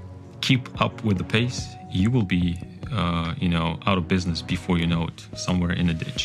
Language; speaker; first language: English; non-native, fluent; Kazakh